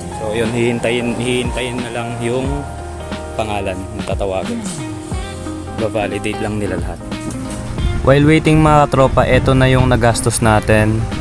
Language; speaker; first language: Filipino; native; Filipino